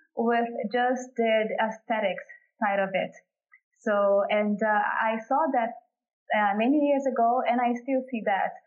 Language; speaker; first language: English; non-native, fluent; Portuguese